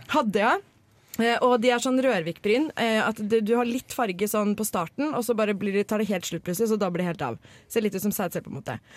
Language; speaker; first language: Norwegian; native; Norwegian